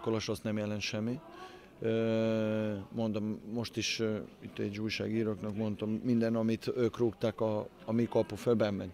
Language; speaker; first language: Hungarian; non-native, fluent; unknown